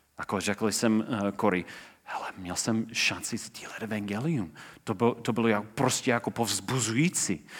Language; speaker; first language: Czech; non-native, fluent; English